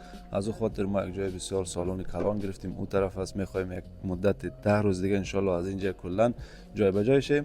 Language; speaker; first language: Persian; native; Persian